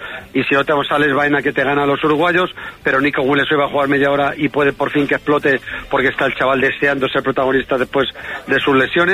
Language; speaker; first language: Spanish; native; Spanish